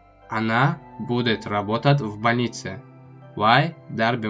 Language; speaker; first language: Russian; non-native, local second language; Tajik